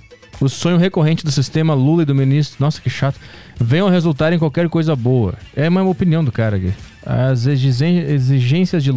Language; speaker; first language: Portuguese; native; Portuguese